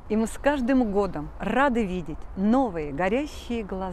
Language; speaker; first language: Russian; native; Russian